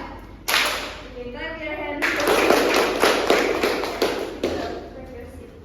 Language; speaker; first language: English; non-native, learner; Indonesian